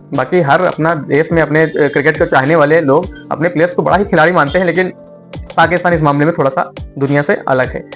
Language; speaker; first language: Hindi; native; Hindi